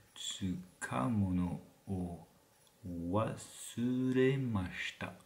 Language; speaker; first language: Japanese; non-native, learner; French